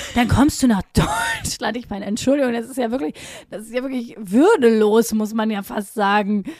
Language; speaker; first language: German; native; German